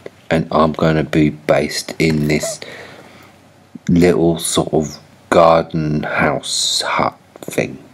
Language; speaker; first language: English; native; English